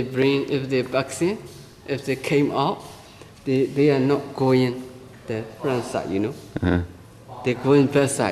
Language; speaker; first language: English; non-native, learner; Burmese